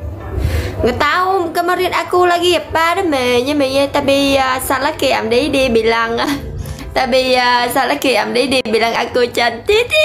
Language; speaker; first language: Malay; non-native, learner; Vietnamese